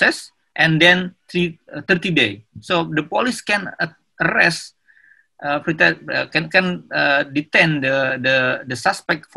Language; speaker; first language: English; non-native, learner; Indonesian